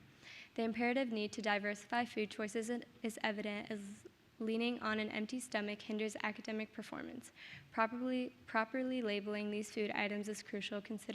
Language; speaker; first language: English; native; English